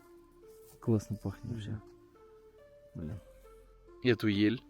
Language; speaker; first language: Russian; native; Russian